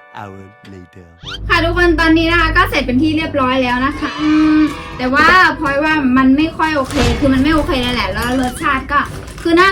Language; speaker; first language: Thai; native; Thai